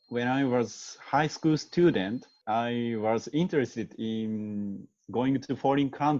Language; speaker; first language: English; non-native, learner; Japanese